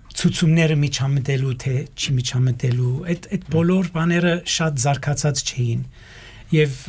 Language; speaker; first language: Armenian; early bilingual, heritage; Armenian